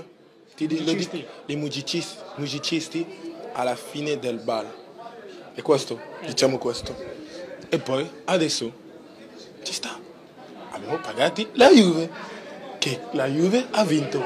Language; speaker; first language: Italian; non-native, learner; French